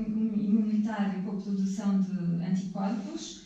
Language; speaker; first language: Portuguese; native; Portuguese